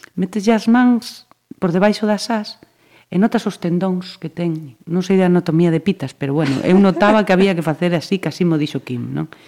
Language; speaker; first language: Galician; native; Galician